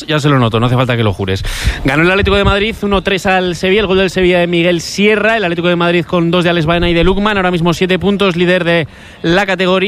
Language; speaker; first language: Spanish; native; Spanish